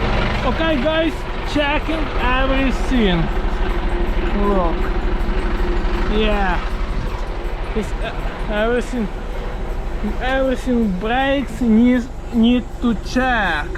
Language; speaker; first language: English; non-native, learner; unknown